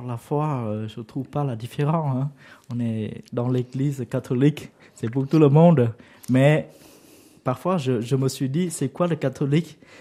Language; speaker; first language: French; non-native, fluent; Vietnamese